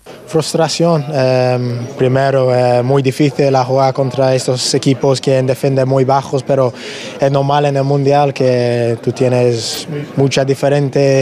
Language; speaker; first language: Spanish; non-native, learner; English